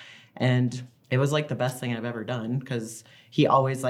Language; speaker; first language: English; native; English